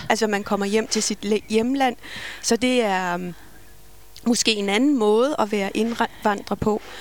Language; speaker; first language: Danish; native; Danish